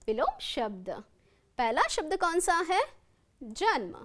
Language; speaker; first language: Hindi; non-native, local second language; Kannada